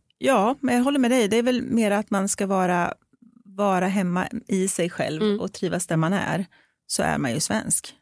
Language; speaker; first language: Swedish; native; Swedish